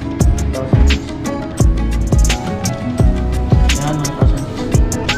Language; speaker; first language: Filipino; native; Filipino